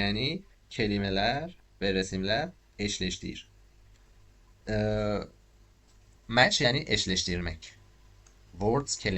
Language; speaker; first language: Turkish; non-native, learner; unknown